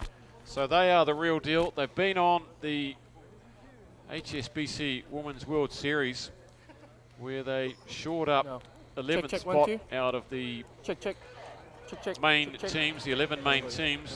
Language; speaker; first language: English; native; English